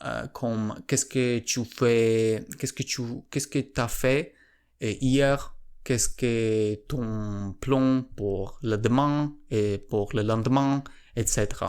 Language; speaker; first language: French; non-native, learner; Polish